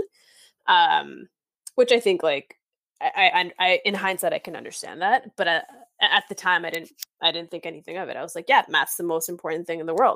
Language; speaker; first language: English; native; English